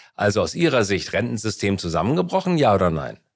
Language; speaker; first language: German; native; German